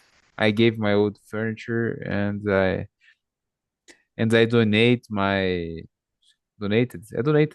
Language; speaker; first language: English; non-native, learner; Portuguese